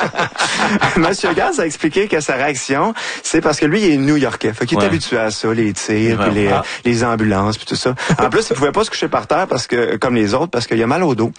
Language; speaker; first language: French; native; French